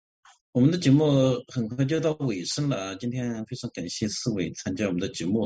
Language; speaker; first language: Chinese; native; Chinese